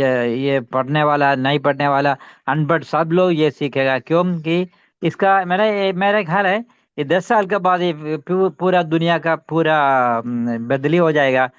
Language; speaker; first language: Hindi; non-native, local second language; Malayalam